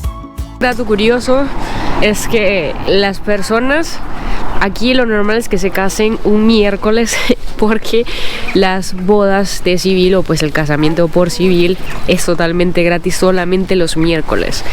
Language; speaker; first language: Spanish; native; Spanish